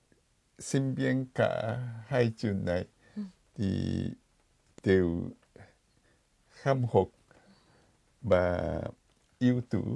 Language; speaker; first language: Vietnamese; non-native, fluent; Japanese